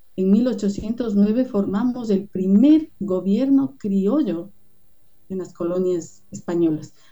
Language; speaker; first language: Spanish; native; Spanish